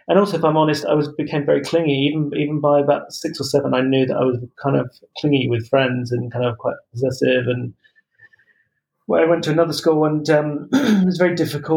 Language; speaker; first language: English; native; English